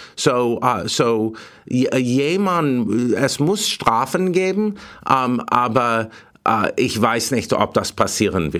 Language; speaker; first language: German; non-native, learner; English